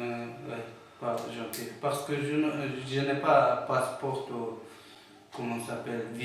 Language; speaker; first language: French; non-native, learner; Persian